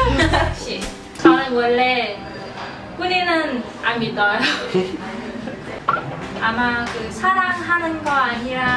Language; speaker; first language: Korean; non-native, fluent; Vietnamese